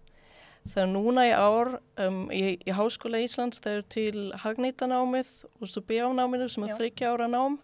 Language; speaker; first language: Icelandic; non-native, fluent; Swedish